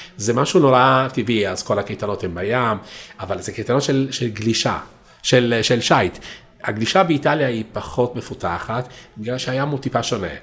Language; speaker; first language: Hebrew; non-native, fluent; Italian